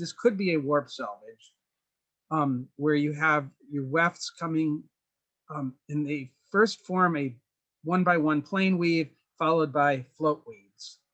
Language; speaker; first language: English; native; English